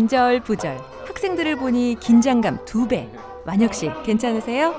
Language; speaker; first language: Korean; native; Korean